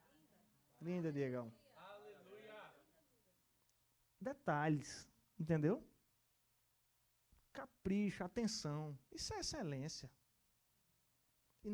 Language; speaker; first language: Portuguese; native; Portuguese